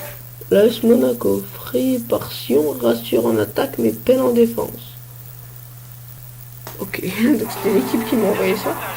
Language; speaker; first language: French; native; French